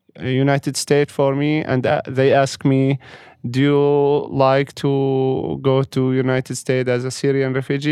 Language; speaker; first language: English; non-native, learner; Arabic